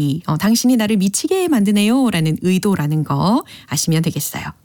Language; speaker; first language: Korean; native; Korean